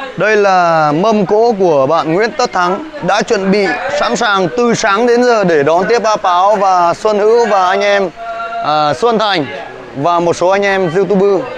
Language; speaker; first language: Vietnamese; non-native, local second language; Hmong